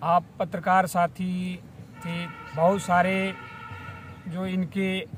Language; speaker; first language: Hindi; native; Hindi